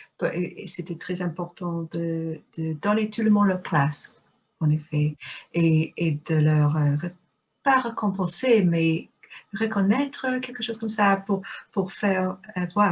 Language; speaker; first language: French; non-native, fluent; English